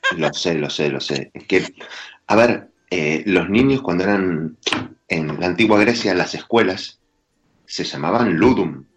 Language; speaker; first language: Spanish; native; Spanish